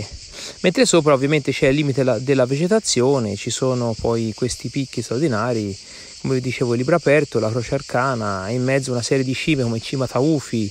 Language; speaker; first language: Italian; native; Italian